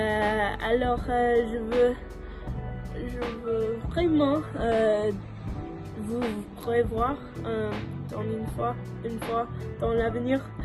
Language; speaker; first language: French; non-native, learner; English